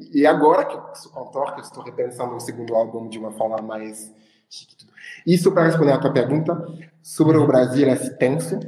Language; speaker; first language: Portuguese; non-native, fluent; French